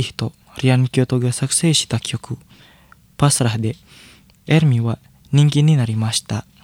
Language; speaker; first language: Japanese; non-native, fluent; Indonesian